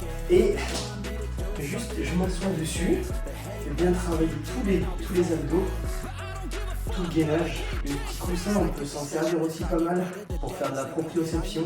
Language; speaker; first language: French; native; French